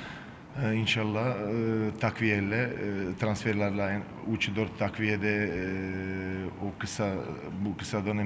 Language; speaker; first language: Turkish; non-native, fluent; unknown